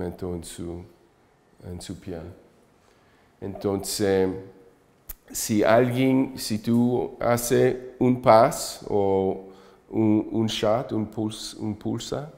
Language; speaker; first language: Spanish; early bilingual, heritage; English